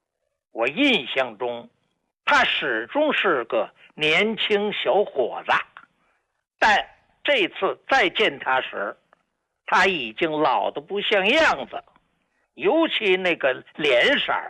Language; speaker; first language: Chinese; native; Chinese